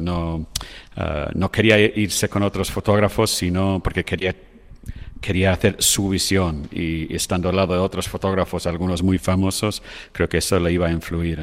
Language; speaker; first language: Spanish; non-native, fluent; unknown